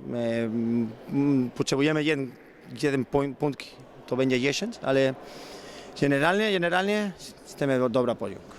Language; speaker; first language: Polish; non-native, learner; Spanish